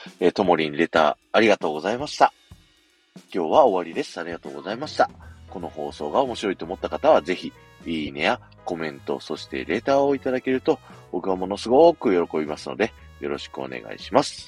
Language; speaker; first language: Japanese; native; Japanese